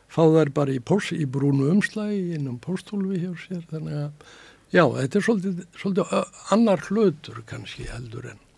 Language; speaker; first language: Icelandic; native; Icelandic